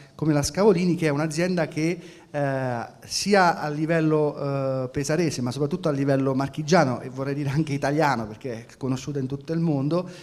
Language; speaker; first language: Italian; native; Italian